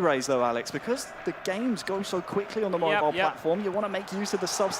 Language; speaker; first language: English; native; English